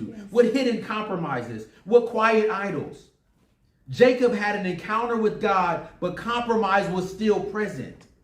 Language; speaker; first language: English; native; English